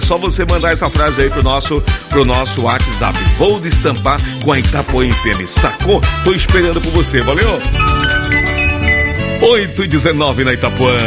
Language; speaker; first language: Portuguese; native; Portuguese